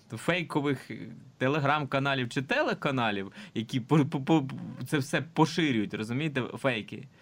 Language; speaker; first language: Ukrainian; non-native, local second language; Russian